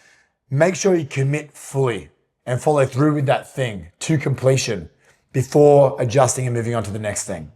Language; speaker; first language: English; native; English